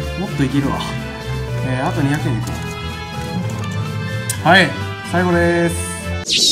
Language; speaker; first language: Japanese; native; Japanese